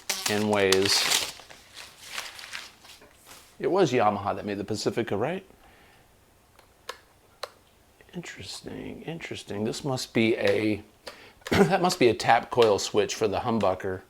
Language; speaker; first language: English; native; English